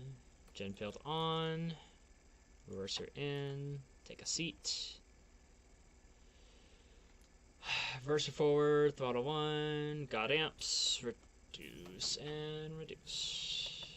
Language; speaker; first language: English; native; English